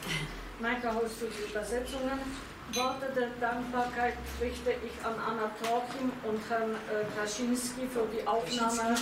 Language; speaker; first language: German; non-native, fluent; Polish